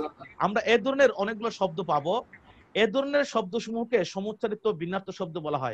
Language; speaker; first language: Bangla; native; Bangla